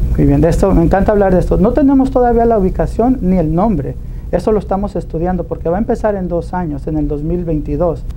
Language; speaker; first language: Spanish; early bilingual, heritage; Spanish